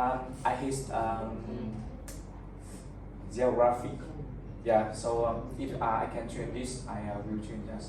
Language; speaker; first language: English; non-native, learner; Vietnamese